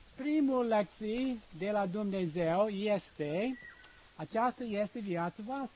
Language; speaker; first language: Romanian; non-native, learner; English